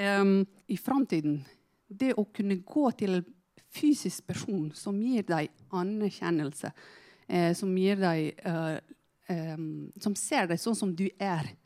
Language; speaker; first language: Norwegian; non-native, fluent; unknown